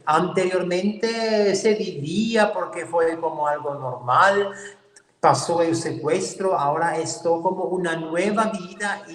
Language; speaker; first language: Portuguese; non-native, learner; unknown